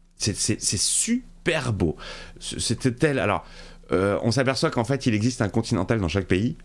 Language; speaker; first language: French; native; French